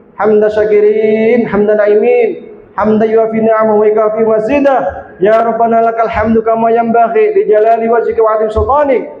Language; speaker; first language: Indonesian; native; Indonesian